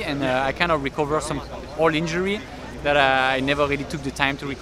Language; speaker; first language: English; non-native, fluent; French